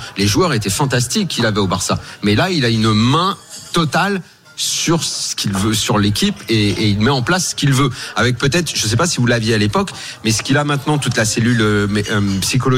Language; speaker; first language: French; native; French